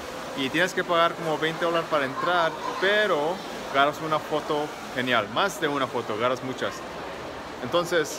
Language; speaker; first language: Spanish; early bilingual, heritage; Spanish